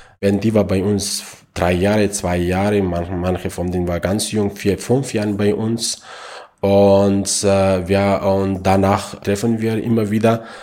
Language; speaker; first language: German; non-native, learner; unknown